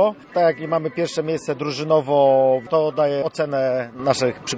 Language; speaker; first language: Polish; native; Polish